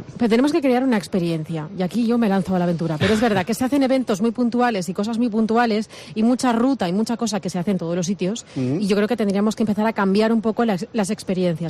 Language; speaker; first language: Spanish; native; Spanish